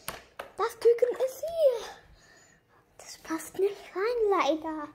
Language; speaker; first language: German; early bilingual, other home language; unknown